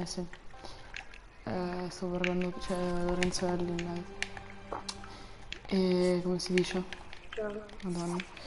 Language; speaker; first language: Italian; native; Italian